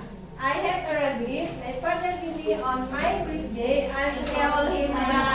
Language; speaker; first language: English; non-native, learner; Indonesian